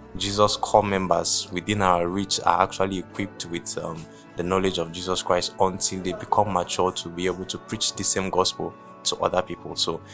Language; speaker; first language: English; non-native, local second language; Igbo